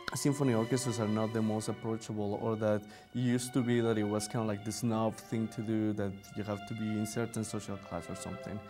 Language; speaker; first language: English; non-native, fluent; Spanish